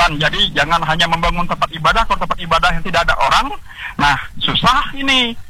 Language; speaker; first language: Indonesian; non-native, local second language; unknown